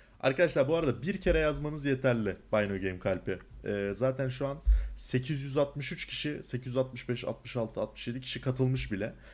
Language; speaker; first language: Turkish; native; Turkish